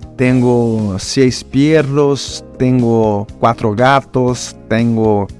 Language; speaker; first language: Spanish; non-native, learner; Portuguese